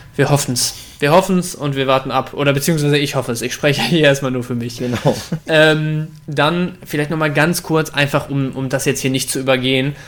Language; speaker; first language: German; native; German